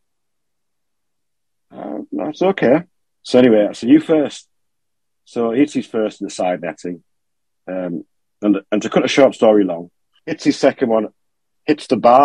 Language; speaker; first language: English; native; English